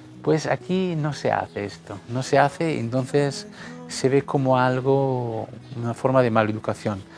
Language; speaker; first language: Spanish; non-native, fluent; Italian